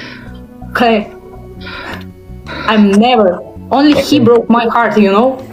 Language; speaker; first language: English; non-native, learner; Russian